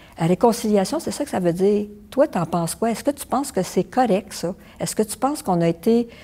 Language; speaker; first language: French; native; French